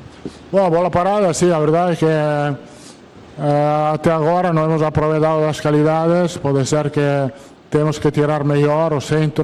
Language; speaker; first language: Portuguese; non-native, fluent; Italian